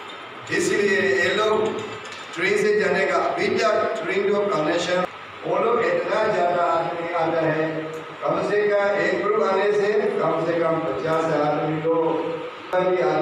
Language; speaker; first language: Hindi; non-native, fluent; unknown